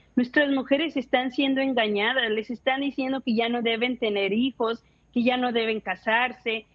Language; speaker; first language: Spanish; native; Spanish